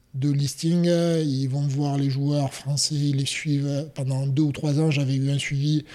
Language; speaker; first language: French; native; French